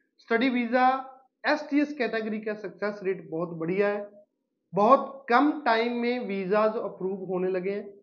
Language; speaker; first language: Hindi; non-native, local second language; Punjabi